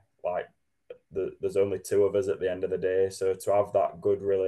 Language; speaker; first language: English; native; English